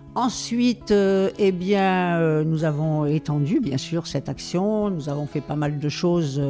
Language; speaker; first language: French; native; French